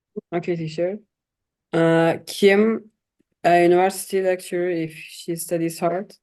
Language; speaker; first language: English; non-native, learner; Turkish